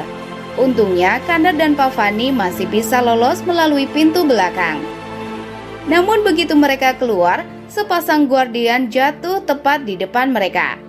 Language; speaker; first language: Indonesian; native; Indonesian